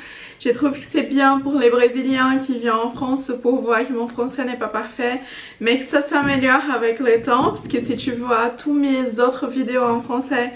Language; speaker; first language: French; non-native, fluent; Portuguese